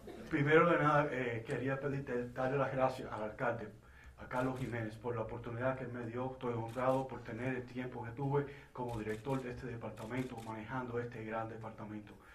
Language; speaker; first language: Spanish; early bilingual, heritage; Spanish